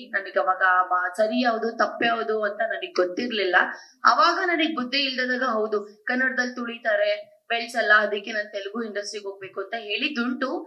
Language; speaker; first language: Kannada; native; Kannada